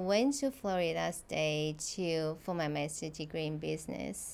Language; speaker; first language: English; non-native, fluent; Chinese